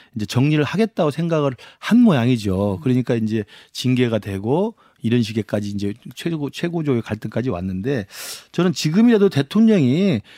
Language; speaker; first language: Korean; native; Korean